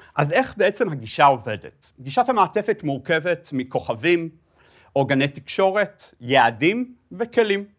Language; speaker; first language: Hebrew; native; Hebrew